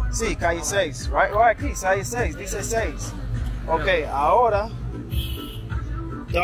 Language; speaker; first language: Spanish; non-native, learner; English